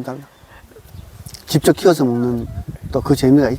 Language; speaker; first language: Korean; native; Korean